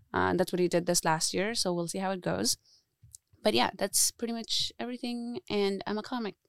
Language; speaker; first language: English; early bilingual, other home language; Nepali